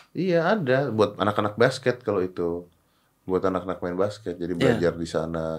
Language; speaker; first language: Indonesian; native; Indonesian